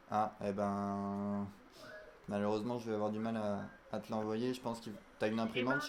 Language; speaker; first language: French; native; French